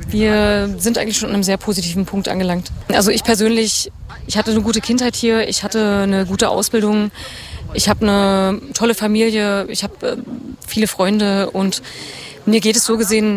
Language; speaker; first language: German; native; German